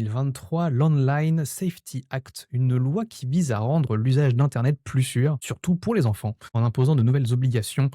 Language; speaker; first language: French; native; French